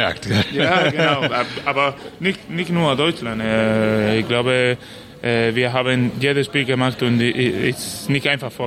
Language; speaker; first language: German; non-native, learner; Spanish